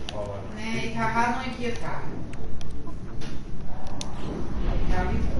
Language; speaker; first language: Dutch; non-native, learner; Portuguese